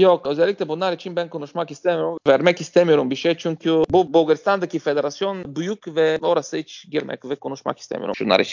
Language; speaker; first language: Turkish; non-native, learner; Bulgarian